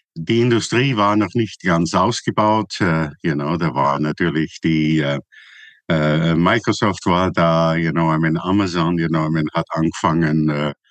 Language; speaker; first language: German; native; German